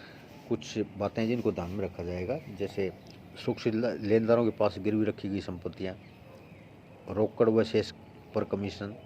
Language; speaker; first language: Hindi; native; Hindi